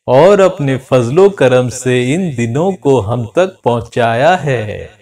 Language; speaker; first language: Urdu; native; Urdu